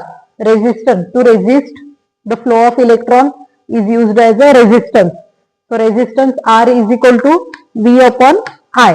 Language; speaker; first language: English; non-native, local second language; Marathi